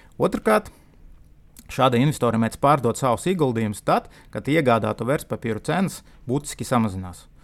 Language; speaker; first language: Latvian; non-native, local second language; Russian